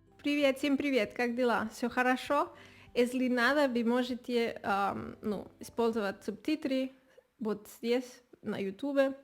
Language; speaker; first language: Russian; non-native, learner; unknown